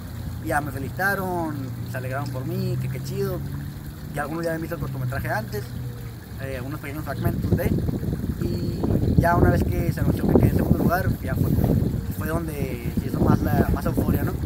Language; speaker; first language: Spanish; native; Spanish